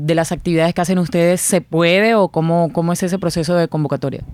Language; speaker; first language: Spanish; non-native, fluent; French